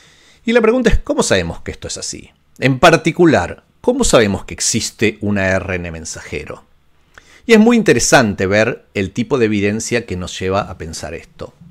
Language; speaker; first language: Spanish; native; Spanish